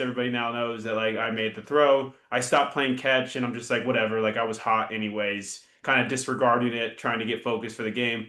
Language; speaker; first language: English; native; English